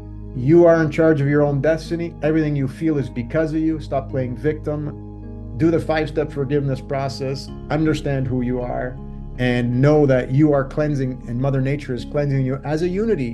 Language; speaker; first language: English; native; English